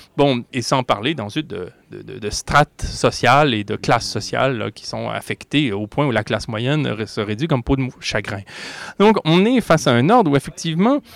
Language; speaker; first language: French; native; French